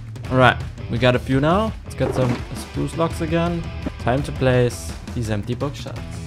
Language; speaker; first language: English; non-native, fluent; German